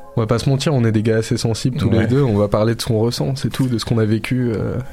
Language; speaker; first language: French; native; French